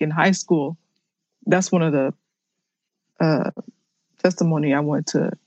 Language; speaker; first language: English; early bilingual, other home language; Haitian Creole